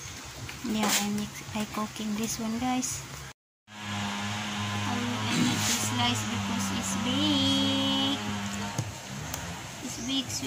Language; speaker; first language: English; non-native, learner; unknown